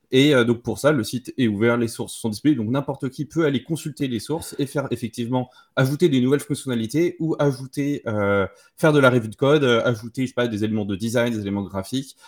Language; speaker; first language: French; native; French